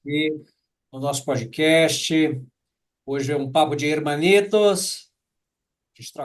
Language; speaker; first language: Portuguese; native; Portuguese